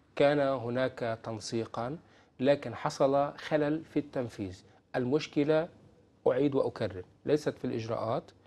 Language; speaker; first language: Arabic; native; Arabic